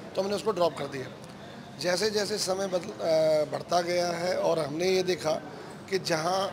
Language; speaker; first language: Hindi; native; Hindi